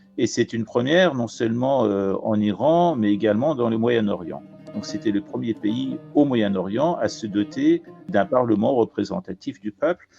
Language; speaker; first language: French; early bilingual, other home language; Persian